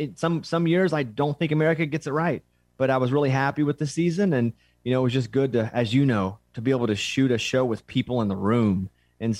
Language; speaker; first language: English; native; English